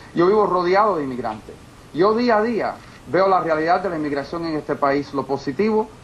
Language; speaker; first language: Spanish; early bilingual, heritage; Spanish